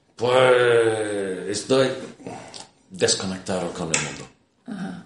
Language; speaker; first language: Spanish; non-native, fluent; English